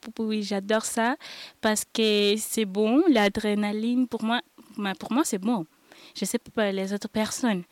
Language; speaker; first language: French; non-native, learner; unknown